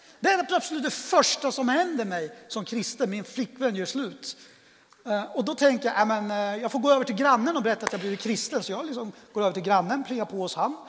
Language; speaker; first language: Swedish; native; Swedish